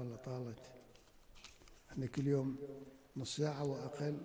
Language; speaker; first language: Arabic; native; Arabic